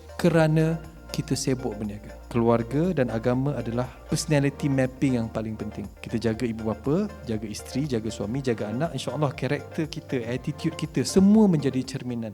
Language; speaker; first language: Malay; native; Malay